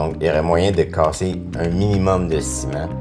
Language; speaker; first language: French; native; French